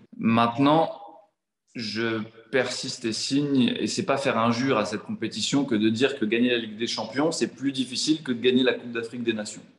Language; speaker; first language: French; native; French